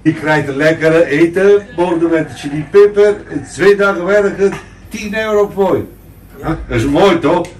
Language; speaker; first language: Dutch; non-native, learner; Italian